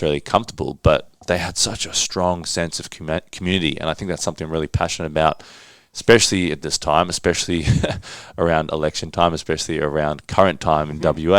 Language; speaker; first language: English; native; English